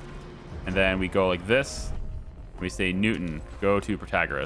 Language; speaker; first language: English; native; English